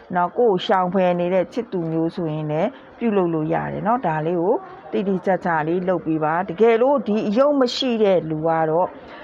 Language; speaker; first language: Burmese; native; Burmese